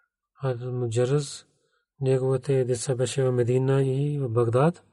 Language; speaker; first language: Bulgarian; non-native, learner; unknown